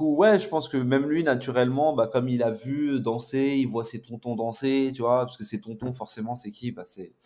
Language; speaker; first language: French; native; French